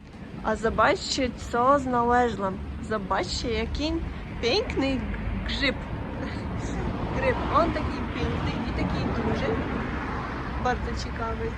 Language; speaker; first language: Polish; non-native, learner; Russian